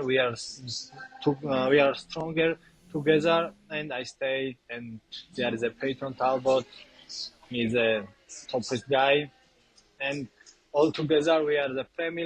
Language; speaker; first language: English; non-native, learner; Georgian